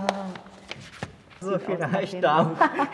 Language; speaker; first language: German; non-native, learner; Japanese